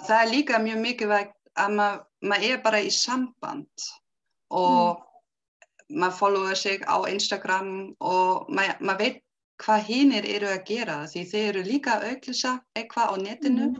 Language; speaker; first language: Icelandic; non-native, learner; German